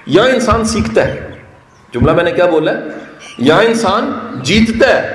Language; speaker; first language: Urdu; native; Urdu